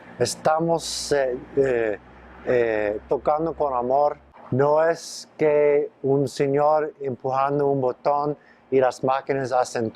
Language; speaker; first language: Spanish; non-native, fluent; English